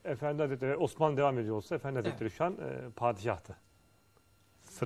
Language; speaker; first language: Turkish; native; Turkish